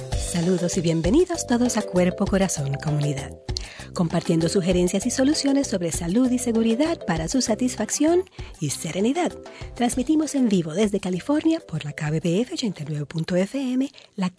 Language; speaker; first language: Spanish; native; Spanish